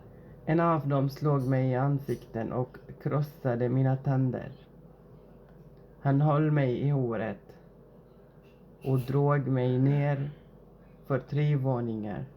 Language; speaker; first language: Swedish; non-native, fluent; Arabic